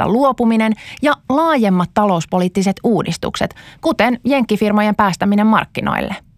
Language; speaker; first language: Finnish; native; Finnish